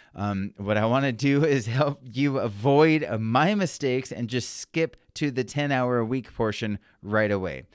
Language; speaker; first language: English; native; English